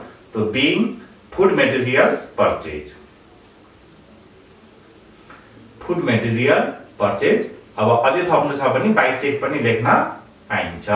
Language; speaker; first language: Nepali; native; Nepali